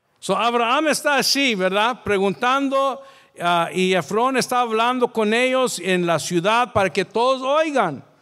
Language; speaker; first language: Spanish; early bilingual, heritage; Spanish